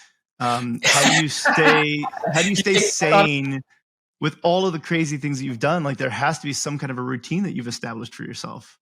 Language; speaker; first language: English; native; English